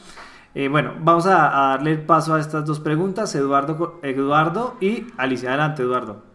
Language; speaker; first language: Spanish; native; Spanish